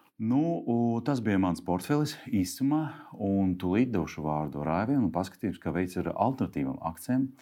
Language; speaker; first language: Latvian; non-native, local second language; Russian